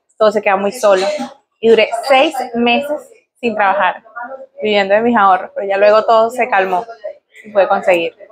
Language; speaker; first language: Spanish; native; Spanish